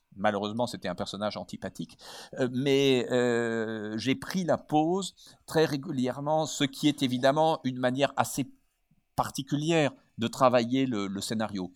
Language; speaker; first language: French; native; French